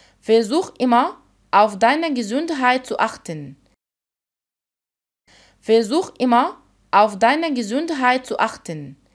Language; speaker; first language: German; non-native, fluent; Arabic